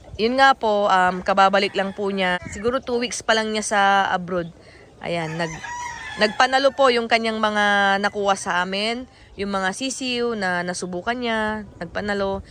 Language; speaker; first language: Filipino; native; Filipino